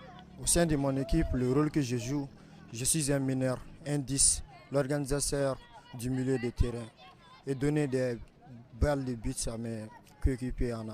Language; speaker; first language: French; non-native, local second language; Bambara